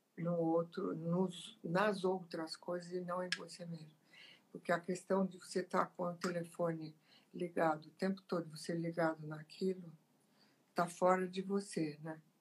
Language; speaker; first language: Portuguese; early bilingual, other home language; Italian